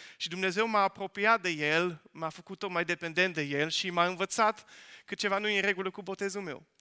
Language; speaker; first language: Romanian; non-native, fluent; Dutch